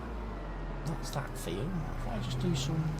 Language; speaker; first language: English; native; English